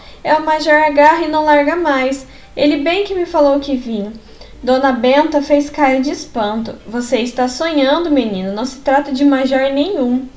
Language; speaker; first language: Portuguese; native; Portuguese